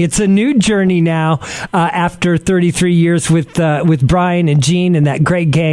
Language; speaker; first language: English; native; English